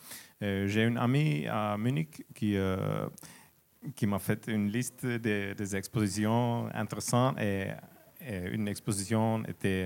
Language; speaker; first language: French; non-native, learner; Finnish